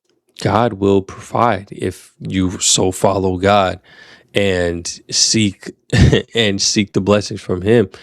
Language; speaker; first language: English; native; English